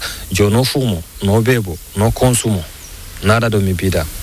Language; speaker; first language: Spanish; non-native, learner; Fula